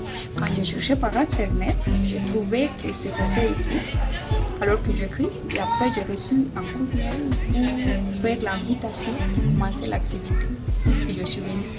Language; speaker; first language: French; non-native, learner; Spanish